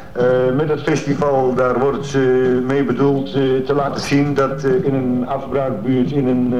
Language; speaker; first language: Dutch; native; Dutch